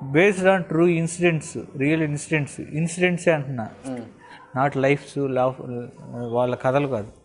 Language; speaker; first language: Telugu; native; Telugu